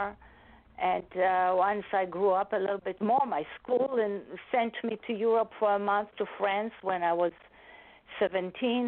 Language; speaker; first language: English; non-native, fluent; Hebrew